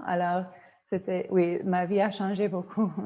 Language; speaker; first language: French; non-native, fluent; Polish